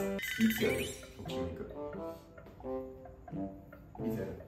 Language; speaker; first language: Japanese; native; Japanese